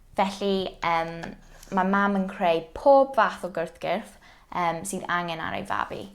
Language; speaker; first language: Welsh; non-native, local second language; English